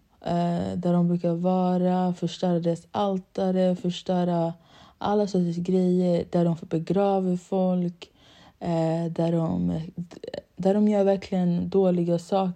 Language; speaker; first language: Swedish; early bilingual, other home language; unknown